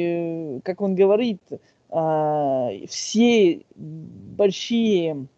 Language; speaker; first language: Russian; non-native, fluent; French